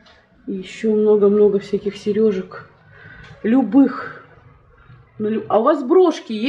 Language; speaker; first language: Russian; native; Russian